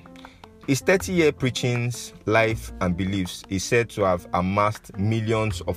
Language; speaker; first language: English; non-native, local second language; Yoruba